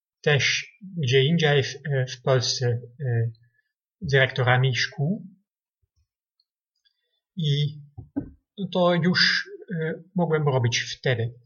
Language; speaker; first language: Polish; non-native, learner; Dutch